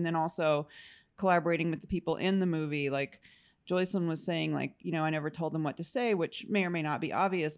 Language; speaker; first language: English; native; English